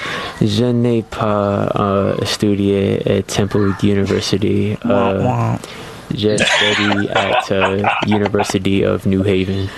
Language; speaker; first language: French; non-native, learner; English